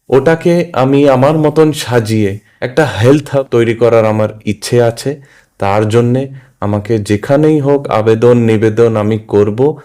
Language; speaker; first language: Bangla; early bilingual, heritage; Bangla